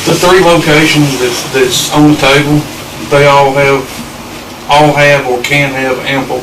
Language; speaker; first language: English; native; English